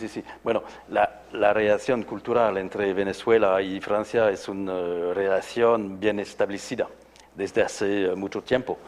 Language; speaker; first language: Spanish; non-native, fluent; French